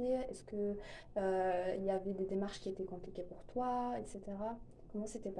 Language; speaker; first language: French; native; French